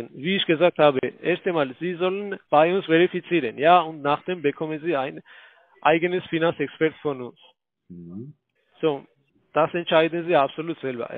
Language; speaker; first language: German; non-native, fluent; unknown